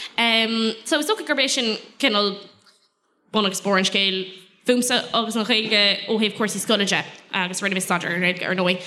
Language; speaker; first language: Irish; non-native, local second language; English